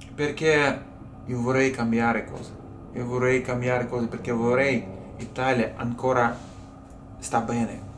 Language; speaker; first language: Italian; non-native, learner; Russian